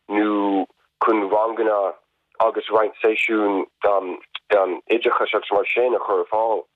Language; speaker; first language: Irish; non-native, fluent; English